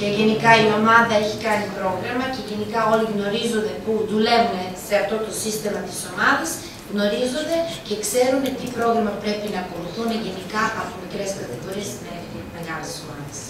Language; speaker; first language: Greek; non-native, fluent; Serbian